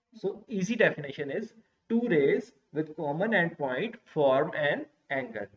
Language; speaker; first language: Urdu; non-native, local second language; Punjabi